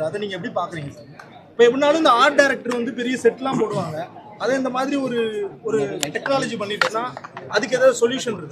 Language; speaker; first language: Tamil; native; Tamil